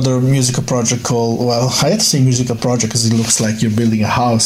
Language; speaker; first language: English; non-native, fluent; Italian